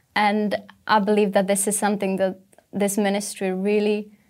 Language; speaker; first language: English; non-native, fluent; Czech